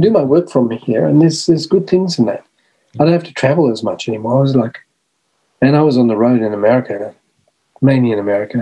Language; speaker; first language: English; native; English